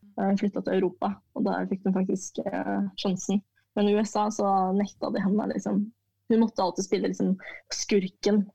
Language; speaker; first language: Norwegian; early bilingual, other home language; Chinese